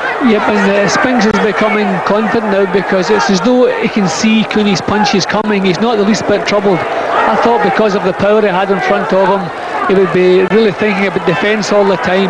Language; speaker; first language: English; native; English